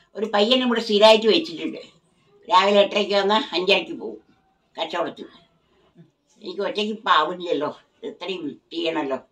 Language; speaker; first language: Malayalam; non-native, local second language; Tamil